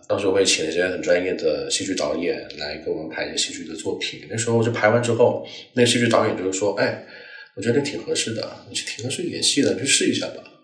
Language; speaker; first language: Chinese; non-native, local second language; Cantonese